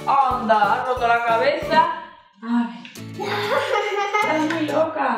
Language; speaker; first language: Spanish; native; Spanish